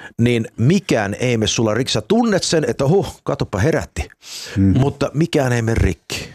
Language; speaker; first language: Finnish; early bilingual, heritage; Finnish